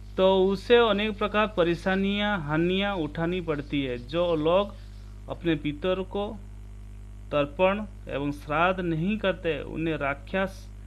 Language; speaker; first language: Hindi; non-native, local second language; Odia